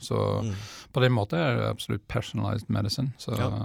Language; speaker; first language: Norwegian; non-native, fluent; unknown